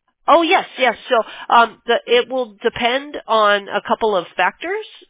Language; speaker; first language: English; native; English